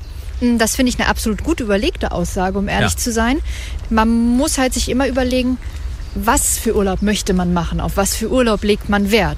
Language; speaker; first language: German; native; German